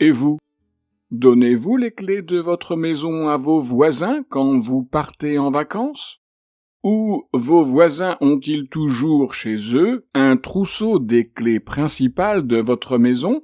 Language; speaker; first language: French; native; French